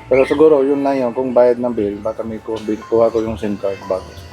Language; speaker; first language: Filipino; non-native, learner; Punjabi